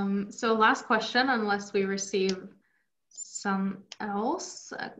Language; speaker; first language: English; non-native, fluent; Norwegian